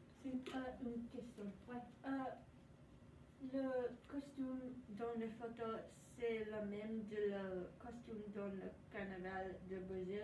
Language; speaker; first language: French; non-native, learner; English